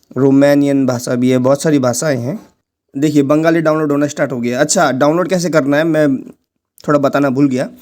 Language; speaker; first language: Hindi; non-native, local second language; Nepali